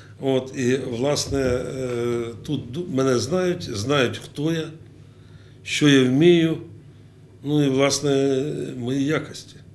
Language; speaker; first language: Ukrainian; native; Ukrainian